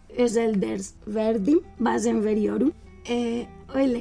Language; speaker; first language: Turkish; non-native, learner; Spanish